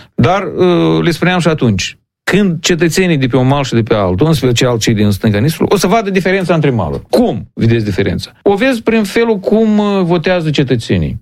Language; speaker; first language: Romanian; native; Romanian